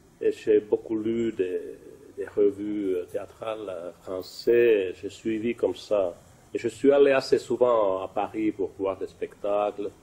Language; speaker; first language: French; non-native, fluent; Finnish